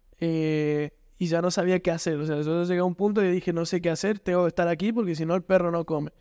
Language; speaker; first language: Spanish; native; Spanish